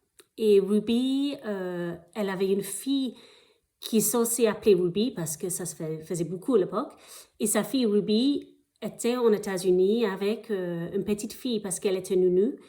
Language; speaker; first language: French; non-native, fluent; English